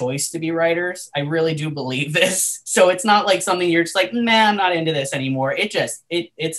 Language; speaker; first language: English; native; English